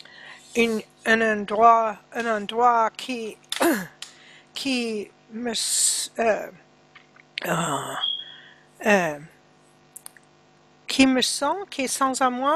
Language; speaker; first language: French; non-native, learner; English